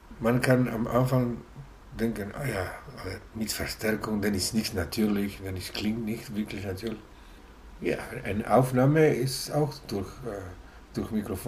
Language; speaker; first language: German; non-native, learner; Italian